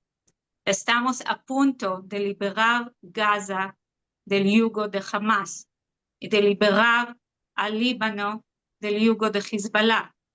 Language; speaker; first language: Spanish; non-native, fluent; Hebrew